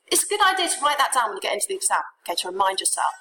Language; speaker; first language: English; native; English